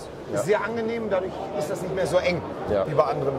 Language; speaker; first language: German; native; German